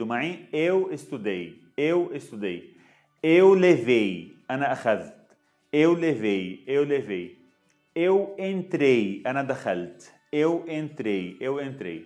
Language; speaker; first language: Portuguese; non-native, fluent; Arabic